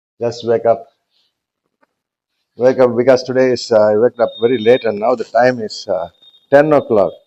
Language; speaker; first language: English; non-native, local second language; Tamil